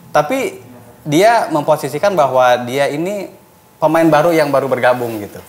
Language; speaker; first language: Indonesian; native; Indonesian